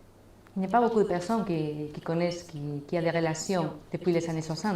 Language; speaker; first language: French; non-native, fluent; Spanish